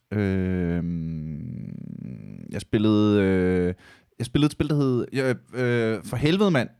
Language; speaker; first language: Danish; native; Danish